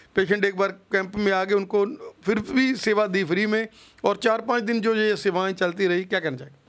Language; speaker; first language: Hindi; non-native, local second language; Punjabi